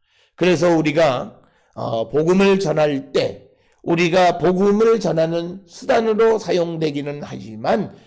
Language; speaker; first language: Korean; native; Korean